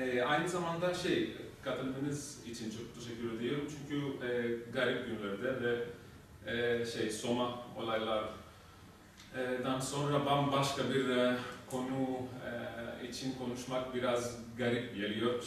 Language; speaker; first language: Turkish; non-native, learner; Greek